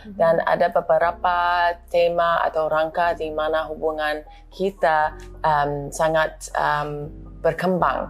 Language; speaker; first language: Indonesian; non-native, fluent; English